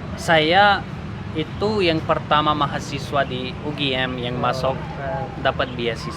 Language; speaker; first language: Indonesian; non-native, learner; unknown